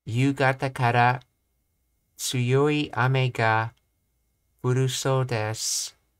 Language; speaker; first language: Japanese; non-native, learner; English